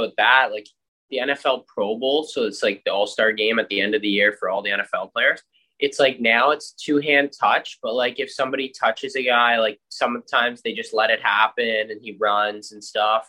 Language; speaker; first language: English; native; English